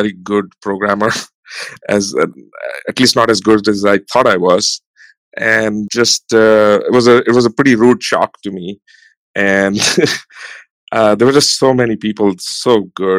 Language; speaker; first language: English; non-native, local second language; Hindi